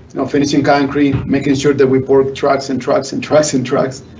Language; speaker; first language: English; non-native, fluent; Spanish